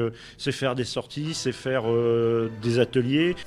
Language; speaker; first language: French; native; French